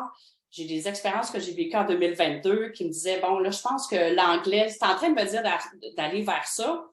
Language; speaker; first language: French; native; French